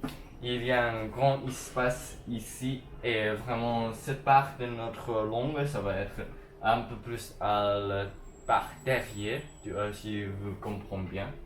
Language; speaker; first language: French; non-native, learner; Chinese